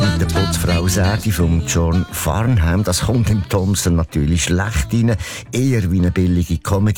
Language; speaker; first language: German; native; German